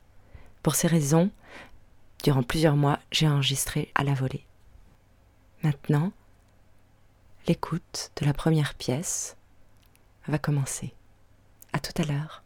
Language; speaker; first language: French; native; French